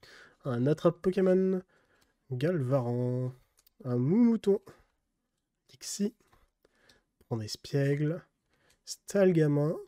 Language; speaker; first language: French; native; French